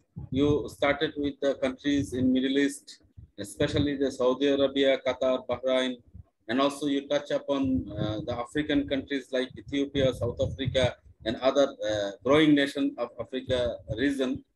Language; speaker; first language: English; non-native, local second language; Bangla